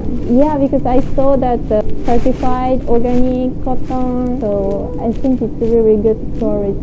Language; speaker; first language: English; non-native, learner; Japanese